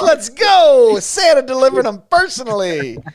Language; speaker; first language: English; native; English